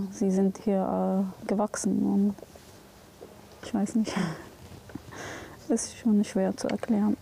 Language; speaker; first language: German; non-native, learner; Arabic